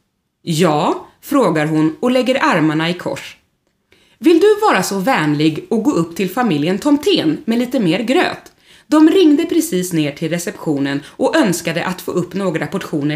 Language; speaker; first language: Swedish; native; Swedish